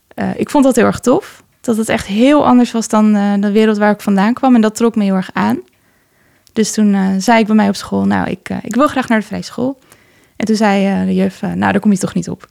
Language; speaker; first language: Dutch; early bilingual, other home language; Persian